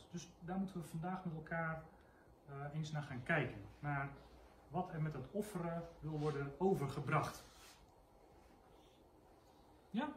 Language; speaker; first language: Dutch; native; Dutch